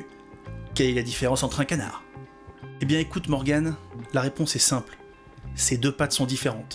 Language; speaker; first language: French; native; French